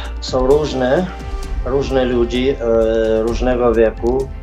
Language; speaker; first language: Polish; non-native, fluent; Ukrainian